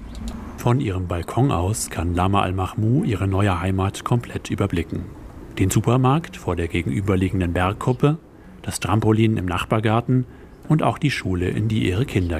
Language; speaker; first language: German; native; German